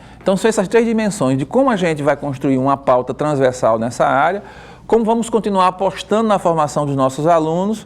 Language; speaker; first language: Portuguese; native; Portuguese